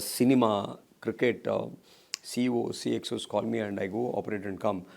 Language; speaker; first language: English; non-native, local second language; Kannada